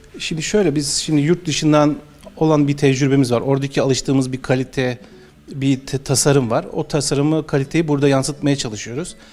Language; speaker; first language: Turkish; early bilingual, heritage; Turkish